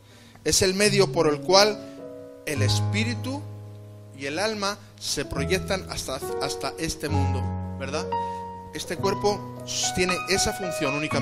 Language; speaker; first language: Spanish; native; Spanish